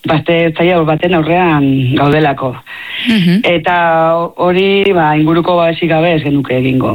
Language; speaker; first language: Basque; non-native, local second language; Spanish